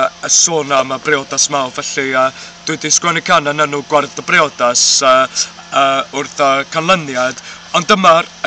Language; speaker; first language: Welsh; non-native, learner; English